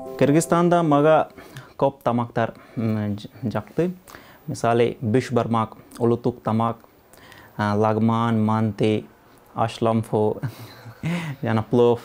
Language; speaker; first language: Kyrgyz; non-native, learner; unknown